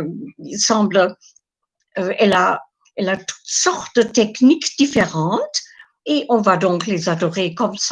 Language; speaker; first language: French; non-native, fluent; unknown